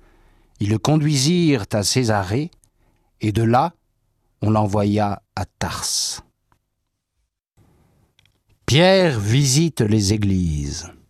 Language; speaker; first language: French; native; French